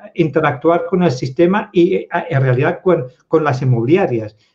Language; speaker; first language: Spanish; non-native, fluent; Dutch